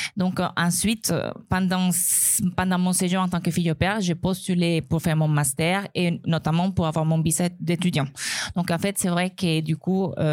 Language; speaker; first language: French; non-native, fluent; Spanish